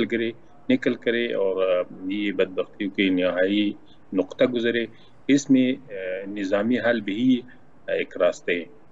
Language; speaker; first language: Hindi; non-native, learner; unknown